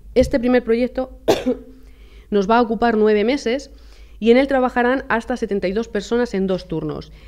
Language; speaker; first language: Spanish; native; Spanish